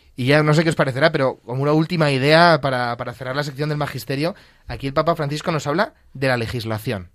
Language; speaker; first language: Spanish; native; Spanish